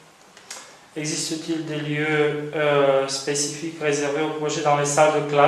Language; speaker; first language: French; non-native, fluent; Romanian